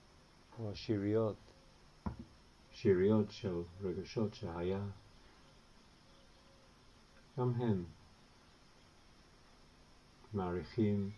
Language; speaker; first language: Hebrew; non-native, fluent; English